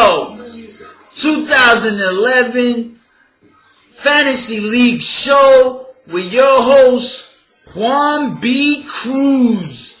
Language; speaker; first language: English; native; English